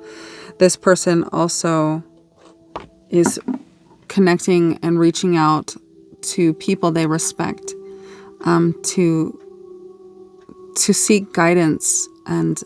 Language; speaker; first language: English; native; English